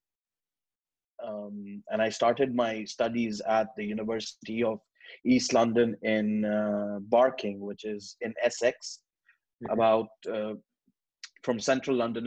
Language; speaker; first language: English; non-native, local second language; Urdu